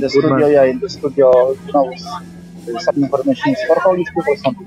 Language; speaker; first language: English; non-native, learner; Polish